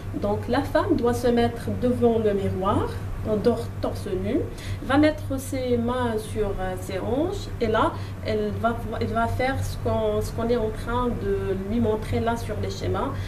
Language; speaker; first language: French; non-native, local second language; Arabic